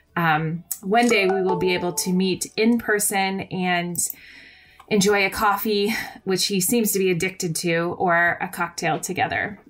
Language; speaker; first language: English; native; English